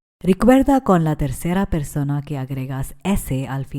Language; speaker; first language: Spanish; non-native, fluent; English